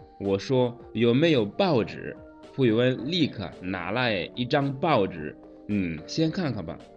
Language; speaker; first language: Chinese; non-native, fluent; Kinyarwanda